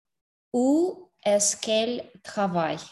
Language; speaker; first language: French; non-native, learner; English